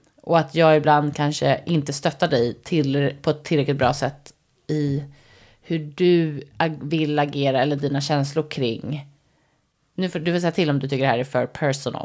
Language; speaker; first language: Swedish; native; Swedish